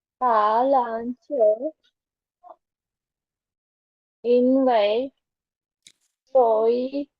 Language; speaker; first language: Chinese; non-native, learner; Urdu